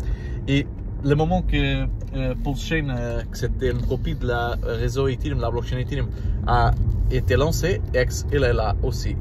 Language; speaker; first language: French; non-native, learner; Portuguese